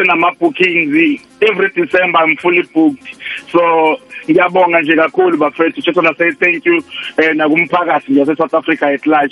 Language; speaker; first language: English; non-native, local second language; Zulu